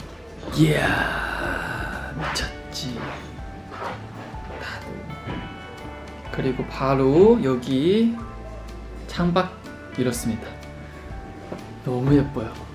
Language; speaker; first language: Korean; non-native, fluent; Chinese